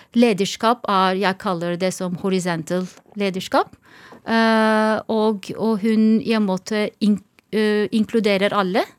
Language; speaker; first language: Norwegian; non-native, fluent; Turkish